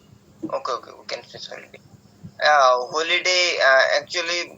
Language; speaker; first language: English; non-native, learner; Bangla